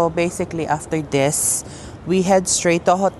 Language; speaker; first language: English; non-native, local second language; Filipino